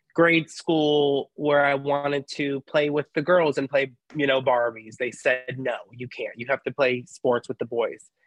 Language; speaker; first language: English; native; English